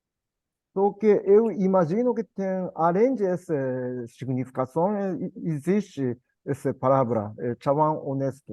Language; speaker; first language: Portuguese; non-native, learner; Japanese